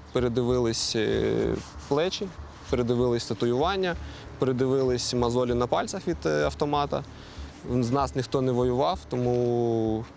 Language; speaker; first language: Ukrainian; non-native, local second language; Russian